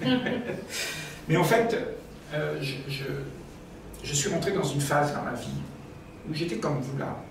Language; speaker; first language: French; native; French